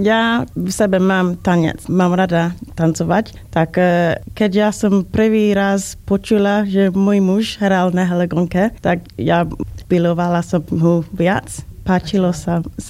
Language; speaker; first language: Slovak; non-native, learner; English